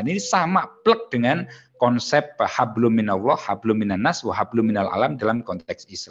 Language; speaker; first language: Indonesian; native; Indonesian